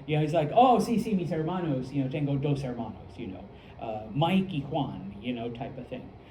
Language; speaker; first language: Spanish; non-native, fluent; English